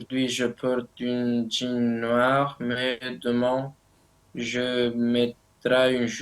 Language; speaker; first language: French; non-native, learner; Romanian